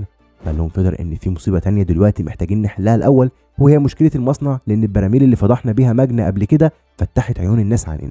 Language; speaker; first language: Arabic; native; Arabic